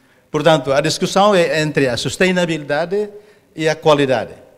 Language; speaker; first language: Portuguese; non-native, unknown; Tetum